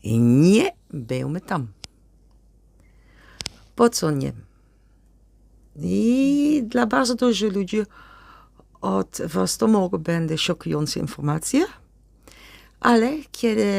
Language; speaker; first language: Polish; non-native, learner; Dutch